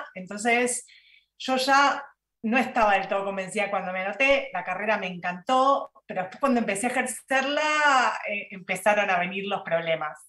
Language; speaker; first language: Spanish; native; Spanish